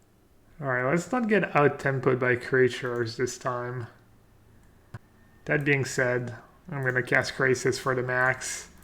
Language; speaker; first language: English; non-native, fluent; French